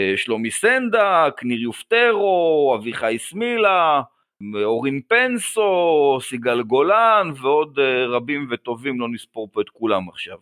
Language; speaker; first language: Hebrew; native; Hebrew